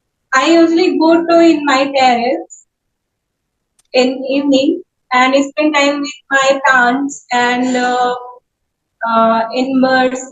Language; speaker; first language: English; non-native, learner; Hindi